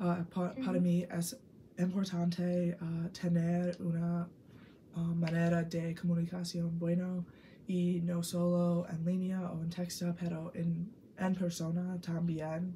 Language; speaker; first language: Spanish; non-native, learner; English